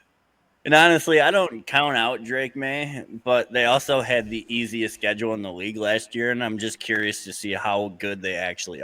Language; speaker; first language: English; native; English